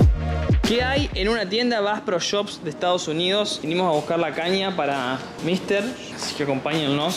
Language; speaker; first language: Spanish; native; Spanish